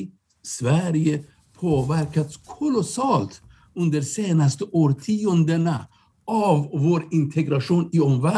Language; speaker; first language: Swedish; non-native, fluent; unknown